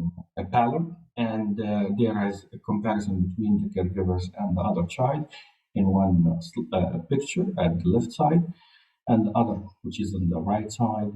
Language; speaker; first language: English; non-native, fluent; Arabic